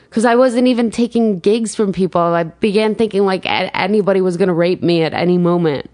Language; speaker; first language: English; native; English